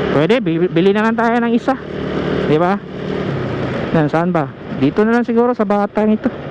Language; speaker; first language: Filipino; non-native, local second language; Cebuano